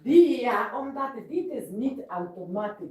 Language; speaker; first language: Dutch; non-native, learner; Kikuyu